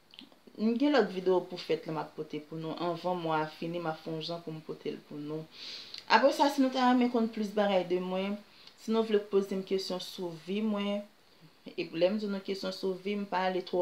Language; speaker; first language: French; non-native, learner; Haitian Creole